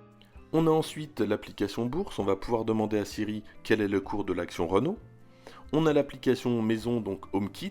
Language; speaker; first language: French; native; French